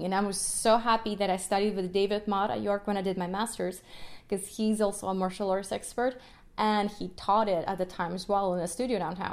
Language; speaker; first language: English; non-native, fluent; Russian